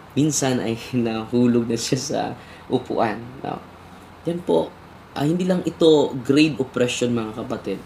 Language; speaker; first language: Filipino; non-native, local second language; Cebuano